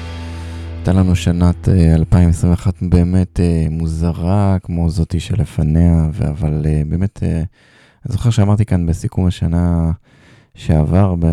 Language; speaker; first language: Hebrew; native; Hebrew